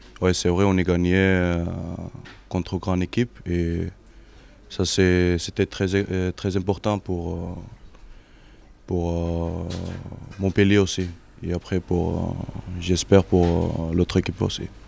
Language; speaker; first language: French; non-native, learner; Georgian